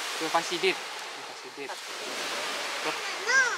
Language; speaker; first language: Indonesian; native; Indonesian